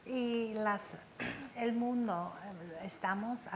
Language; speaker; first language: Spanish; non-native, fluent; English